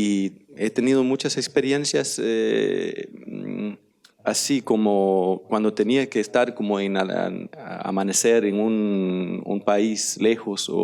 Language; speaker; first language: Spanish; non-native, learner; Danish